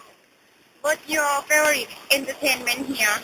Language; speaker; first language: English; non-native, learner; Thai